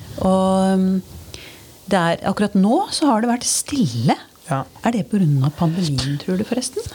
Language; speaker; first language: Norwegian; native; Norwegian